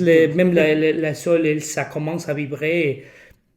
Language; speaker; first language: French; non-native, fluent; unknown